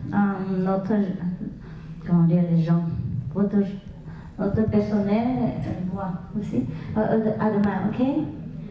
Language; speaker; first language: French; non-native, learner; Vietnamese